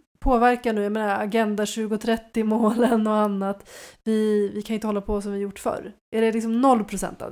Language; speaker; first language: Swedish; native; Swedish